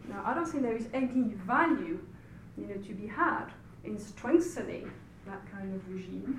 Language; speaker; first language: English; non-native, fluent; French